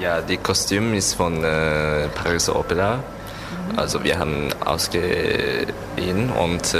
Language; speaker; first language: German; non-native, learner; Japanese